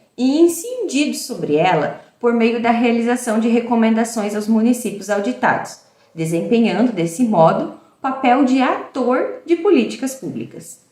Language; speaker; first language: Portuguese; native; Portuguese